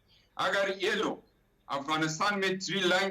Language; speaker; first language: Hindi; non-native, learner; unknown